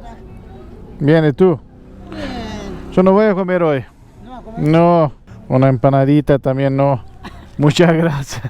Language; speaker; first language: Spanish; non-native, learner; Portuguese